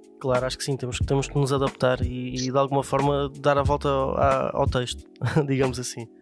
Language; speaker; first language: Portuguese; native; Portuguese